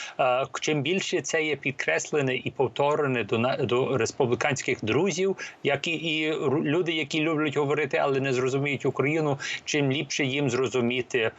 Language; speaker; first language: Ukrainian; early bilingual, heritage; Ukrainian